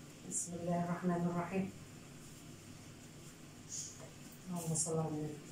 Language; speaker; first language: Arabic; native; Arabic